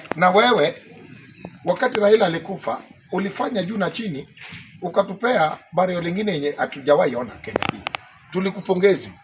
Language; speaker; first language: Swahili; non-native, local second language; Luo (Kenya and Tanzania)